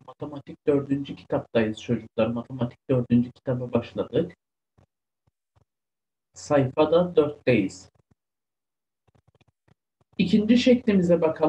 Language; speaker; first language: Turkish; native; Turkish